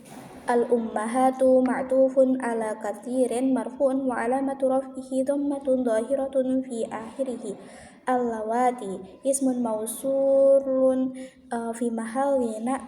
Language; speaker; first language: Arabic; non-native, learner; Indonesian